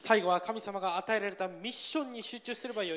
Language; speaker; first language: Japanese; non-native, fluent; Korean